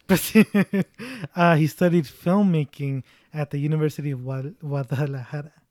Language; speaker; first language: English; early bilingual, other home language; Spanish